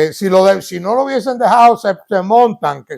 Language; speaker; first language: Spanish; native; Spanish